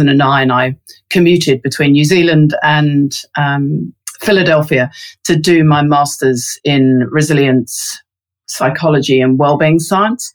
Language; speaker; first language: English; native; English